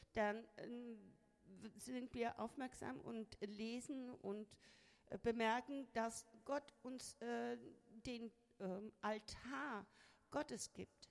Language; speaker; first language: German; non-native, fluent; Spanish